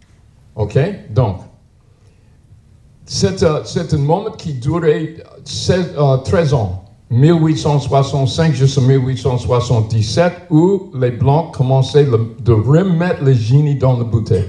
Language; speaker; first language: French; non-native, learner; English